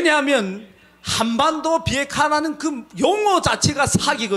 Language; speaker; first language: Korean; native; Korean